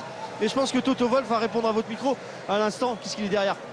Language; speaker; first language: French; native; French